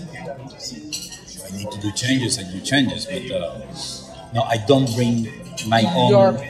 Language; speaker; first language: English; non-native, fluent; Spanish